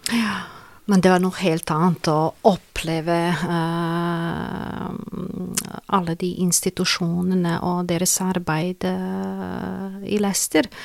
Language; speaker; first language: Norwegian; non-native, fluent; Serbian